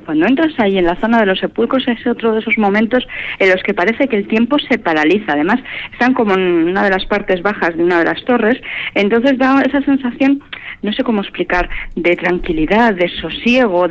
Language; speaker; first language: Spanish; native; Spanish